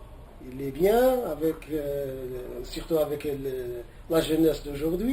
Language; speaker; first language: French; non-native, local second language; Arabic